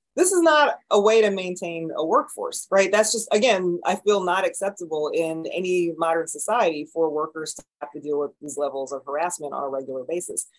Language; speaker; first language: English; native; English